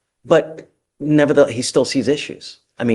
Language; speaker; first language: English; native; English